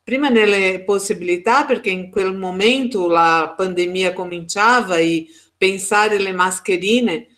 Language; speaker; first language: Italian; non-native, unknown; Portuguese